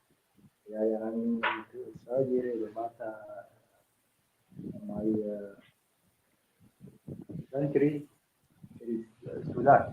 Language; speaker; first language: English; non-native, learner; Arabic